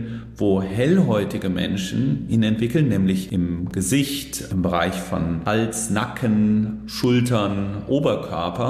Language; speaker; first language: German; native; German